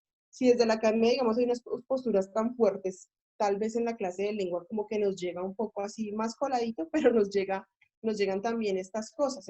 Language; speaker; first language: Spanish; native; Spanish